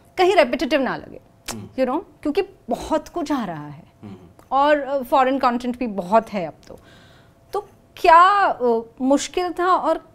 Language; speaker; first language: Hindi; non-native, local second language; Gujarati